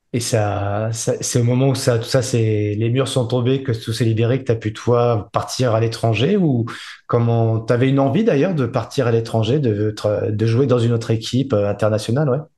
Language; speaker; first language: French; native; French